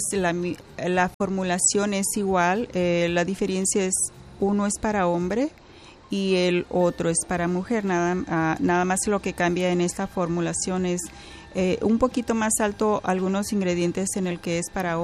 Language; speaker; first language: Spanish; native; Spanish